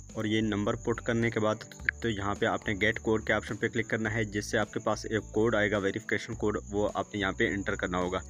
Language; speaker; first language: Urdu; non-native, local second language; Punjabi